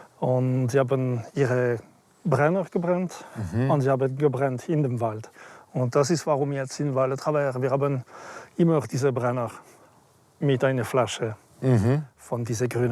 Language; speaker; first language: German; non-native, learner; French